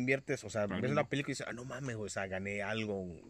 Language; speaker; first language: Spanish; native; Spanish